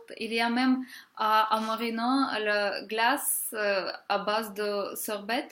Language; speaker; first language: French; non-native, fluent; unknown